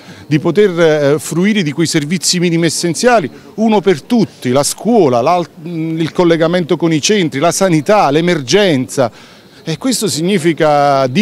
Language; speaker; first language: Italian; native; Italian